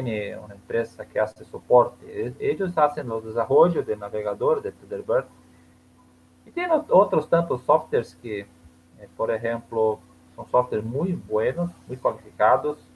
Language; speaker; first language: Spanish; non-native, learner; Portuguese